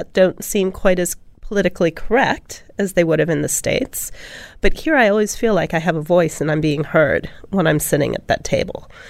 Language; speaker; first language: English; native; English